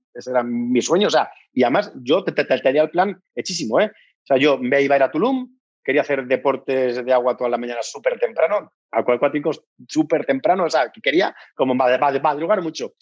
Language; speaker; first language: Spanish; native; Spanish